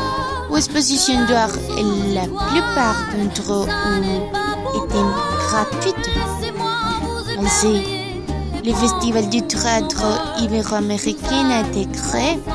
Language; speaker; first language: French; non-native, learner; Spanish